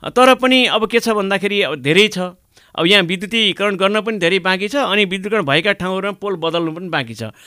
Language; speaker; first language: Nepali; native; Nepali